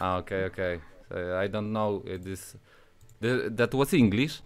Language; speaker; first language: English; non-native, learner; Polish